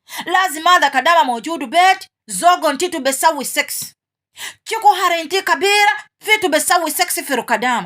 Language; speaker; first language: Arabic; non-native, learner; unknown